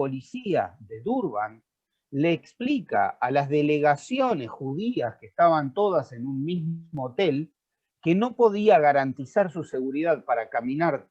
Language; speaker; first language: Spanish; native; Spanish